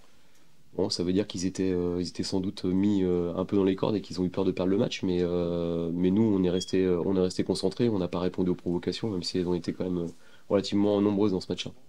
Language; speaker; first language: French; native; French